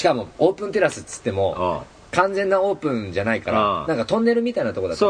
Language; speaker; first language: Japanese; native; Japanese